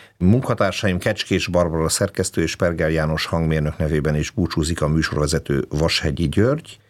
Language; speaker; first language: Hungarian; native; Hungarian